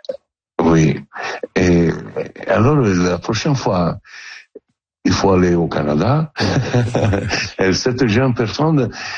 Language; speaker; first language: French; non-native, learner; Italian